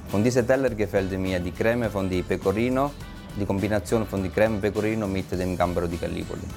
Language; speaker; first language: German; non-native, learner; Italian